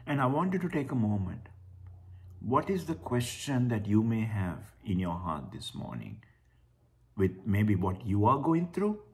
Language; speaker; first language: English; non-native, local second language; Sinhala